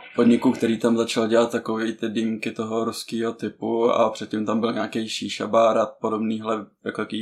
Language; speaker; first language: Czech; non-native, fluent; Ukrainian